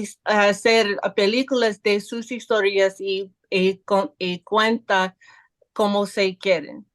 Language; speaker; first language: Spanish; non-native, learner; English